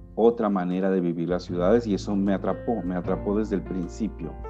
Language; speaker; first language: Spanish; native; Spanish